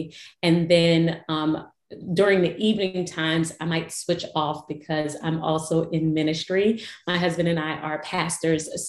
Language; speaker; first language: English; native; English